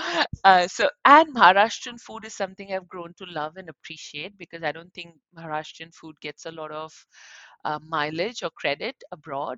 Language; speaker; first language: English; non-native, local second language; Punjabi